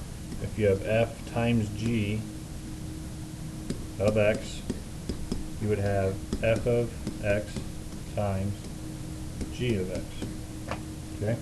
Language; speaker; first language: English; native; English